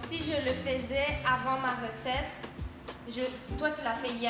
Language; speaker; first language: French; native; French